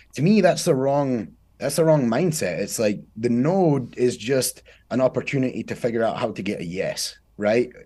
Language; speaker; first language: English; native; English